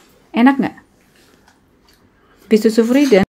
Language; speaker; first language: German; non-native, learner; Indonesian